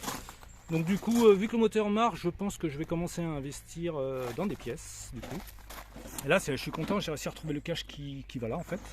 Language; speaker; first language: French; native; French